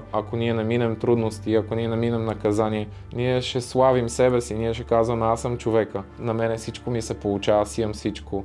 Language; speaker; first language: Bulgarian; native; Bulgarian